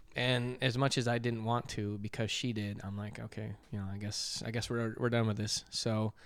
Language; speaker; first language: English; native; English